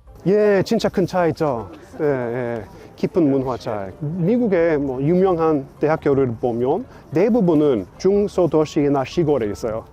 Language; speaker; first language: Korean; non-native, fluent; English